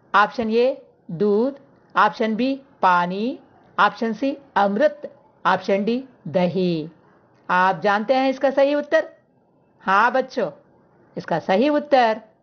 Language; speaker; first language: Hindi; non-native, local second language; Telugu